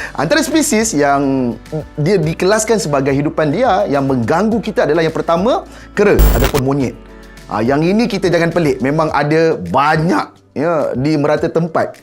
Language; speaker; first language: Malay; native; Malay